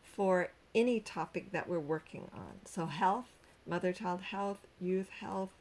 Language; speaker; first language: English; native; English